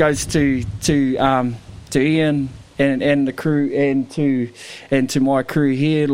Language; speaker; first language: English; native; English